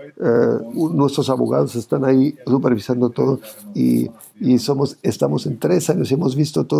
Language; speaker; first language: Spanish; non-native, fluent; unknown